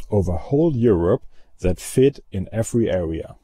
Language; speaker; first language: English; non-native, fluent; German